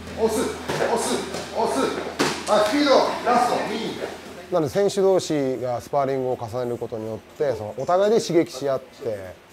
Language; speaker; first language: Japanese; native; Japanese